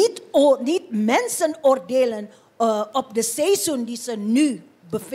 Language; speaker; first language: Dutch; non-native, fluent; Indonesian